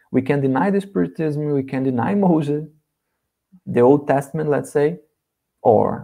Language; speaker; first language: English; non-native, learner; Portuguese